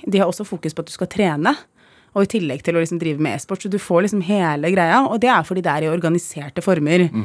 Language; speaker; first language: Norwegian; early bilingual, other home language; Arabic